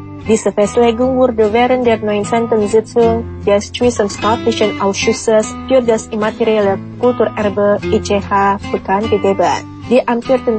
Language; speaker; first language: German; non-native, fluent; Indonesian